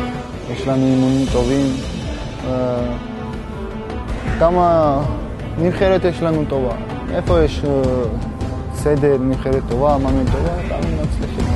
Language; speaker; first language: Hebrew; non-native, learner; Georgian